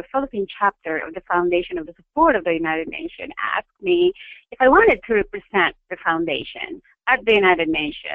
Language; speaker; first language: English; non-native, local second language; Filipino